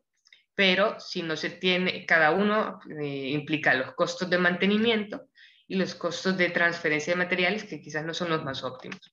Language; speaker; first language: Spanish; native; Spanish